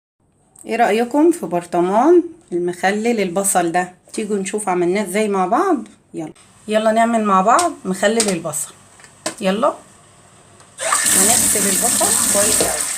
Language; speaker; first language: Arabic; native; Arabic